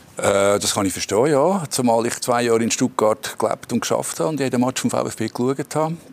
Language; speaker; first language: German; native; German